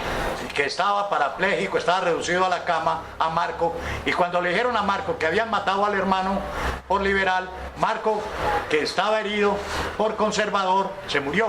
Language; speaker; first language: Spanish; native; Spanish